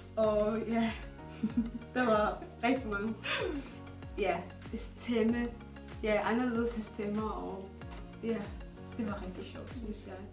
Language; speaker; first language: Danish; non-native, fluent; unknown